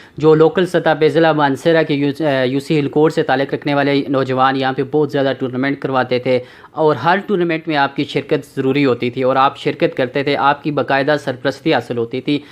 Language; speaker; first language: Urdu; non-native, local second language; Northern Hindko